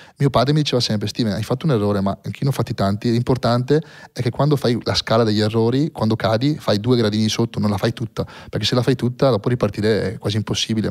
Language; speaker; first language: Italian; native; Italian